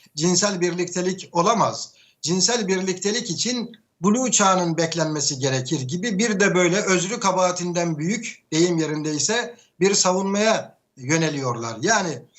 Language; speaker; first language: Turkish; native; Turkish